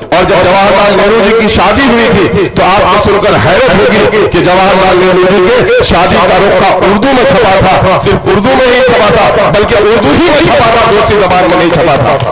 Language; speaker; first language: Urdu; native; Urdu